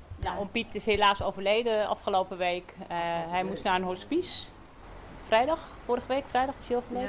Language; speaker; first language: Dutch; native; Dutch